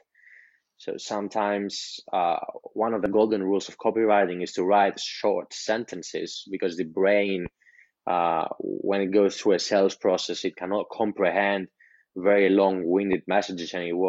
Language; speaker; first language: English; non-native, fluent; Greek